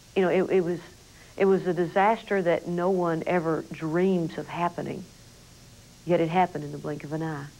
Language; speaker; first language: English; native; English